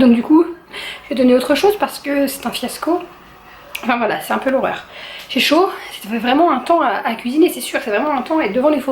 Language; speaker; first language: French; native; French